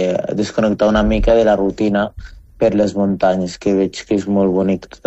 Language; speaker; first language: Catalan; non-native, fluent; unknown